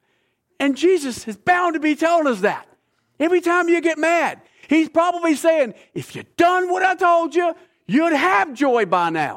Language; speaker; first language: English; native; English